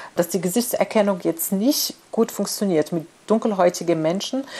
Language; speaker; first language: German; non-native, fluent; Arabic